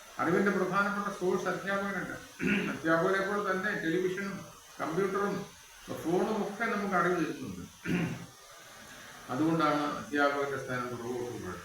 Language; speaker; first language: Malayalam; native; Malayalam